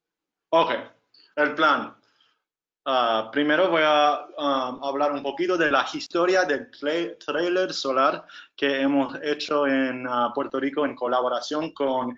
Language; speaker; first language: Spanish; non-native, fluent; English